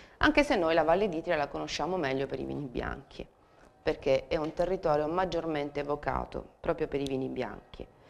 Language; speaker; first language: Italian; native; Italian